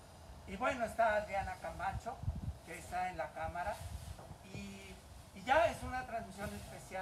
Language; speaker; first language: Spanish; native; Spanish